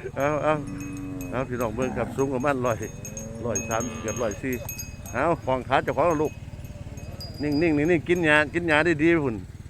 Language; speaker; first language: Thai; native; Thai